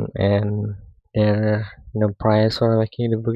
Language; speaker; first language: English; non-native, learner; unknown